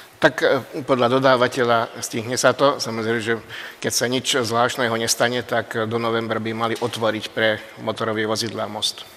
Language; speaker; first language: Slovak; non-native, local second language; Hungarian